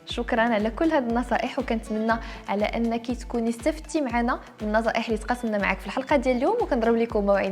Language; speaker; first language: Arabic; native; Arabic